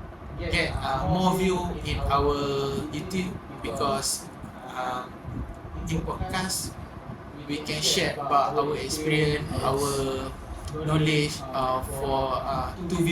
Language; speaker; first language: English; non-native, learner; Malay